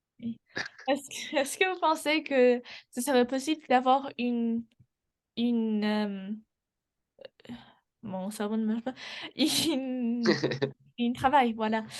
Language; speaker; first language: French; non-native, learner; English